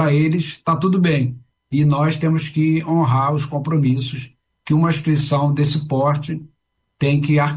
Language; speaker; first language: Portuguese; native; Portuguese